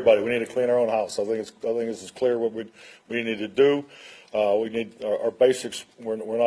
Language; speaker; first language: English; native; English